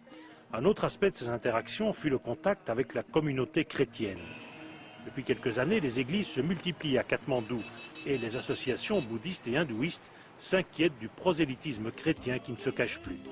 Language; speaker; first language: French; native; French